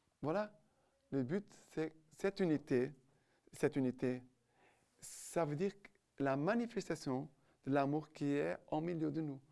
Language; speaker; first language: French; non-native, fluent; Portuguese